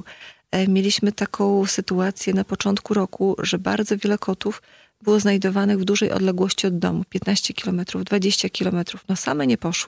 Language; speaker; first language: Polish; native; Polish